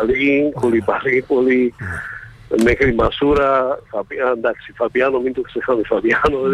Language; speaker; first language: Greek; non-native, fluent; Slovak